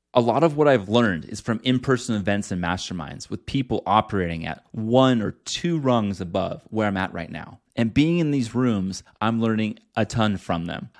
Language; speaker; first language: English; native; English